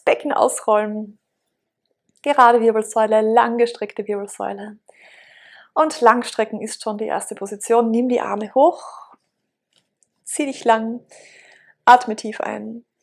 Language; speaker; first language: German; native; German